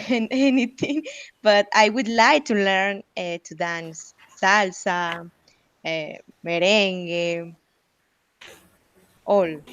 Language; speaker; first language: English; non-native, learner; Spanish